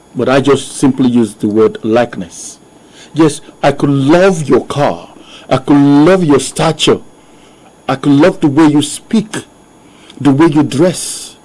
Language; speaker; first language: English; non-native, local second language; Yoruba